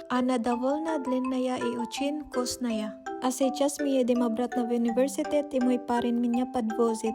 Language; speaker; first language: Russian; non-native, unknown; Waray